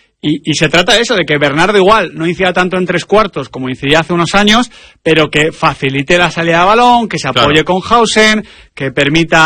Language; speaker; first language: Spanish; native; Spanish